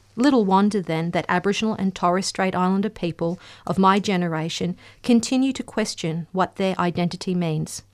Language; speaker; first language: English; native; English